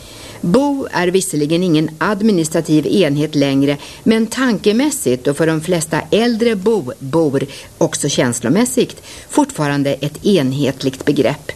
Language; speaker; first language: Swedish; native; Swedish